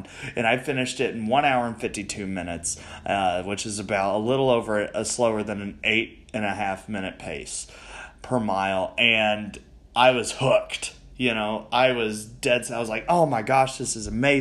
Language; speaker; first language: English; native; English